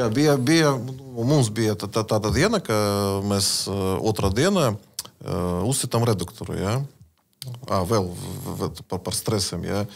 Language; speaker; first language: Latvian; non-native, learner; Russian